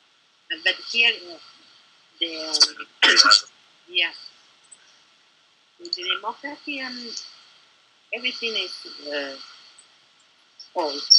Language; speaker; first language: English; non-native, learner; Spanish